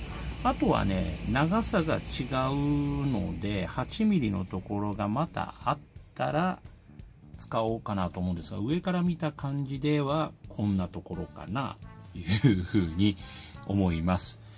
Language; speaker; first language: Japanese; native; Japanese